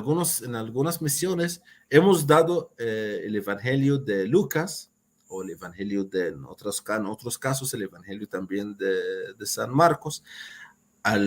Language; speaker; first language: Spanish; non-native, fluent; Arabic